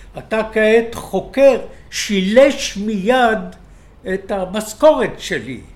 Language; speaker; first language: Hebrew; native; Hebrew